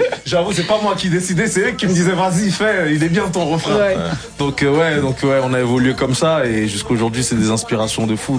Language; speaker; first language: French; native; French